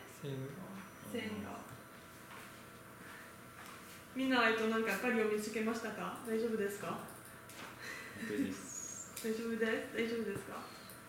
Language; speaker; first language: Japanese; non-native, learner; French